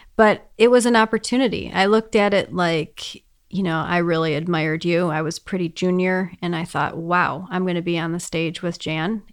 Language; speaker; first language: English; native; English